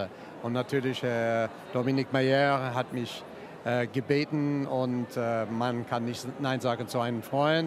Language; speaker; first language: German; non-native, fluent; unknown